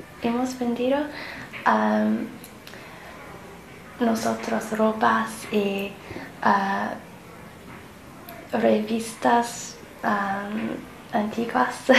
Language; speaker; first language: Spanish; non-native, learner; English